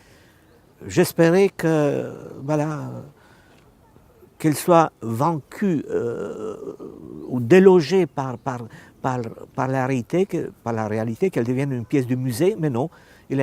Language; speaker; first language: French; non-native, fluent; Romanian